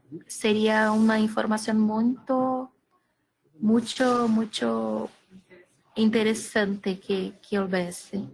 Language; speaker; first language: Spanish; non-native, learner; Portuguese